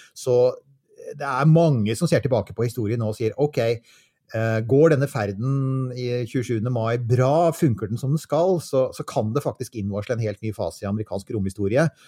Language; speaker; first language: Norwegian; native; Norwegian